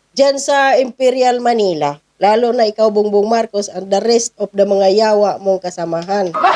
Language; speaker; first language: Filipino; non-native, local second language; Cebuano